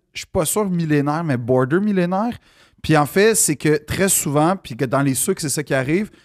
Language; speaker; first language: French; native; French